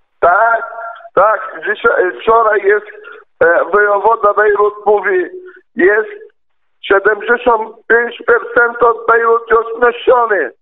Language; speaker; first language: Polish; non-native, learner; Arabic